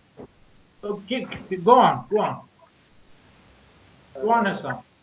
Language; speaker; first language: English; non-native, learner; Persian